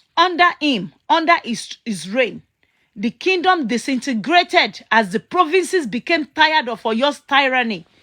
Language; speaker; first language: English; non-native, local second language; Yoruba